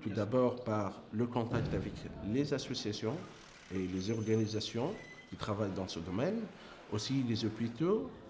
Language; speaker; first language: French; non-native, local second language; Arabic